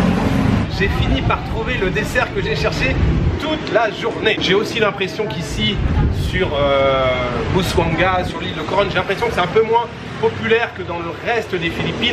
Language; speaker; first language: French; native; French